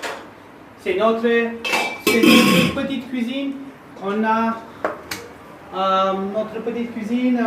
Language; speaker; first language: French; non-native, fluent; Hindi